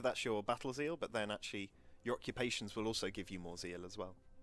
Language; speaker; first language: English; native; English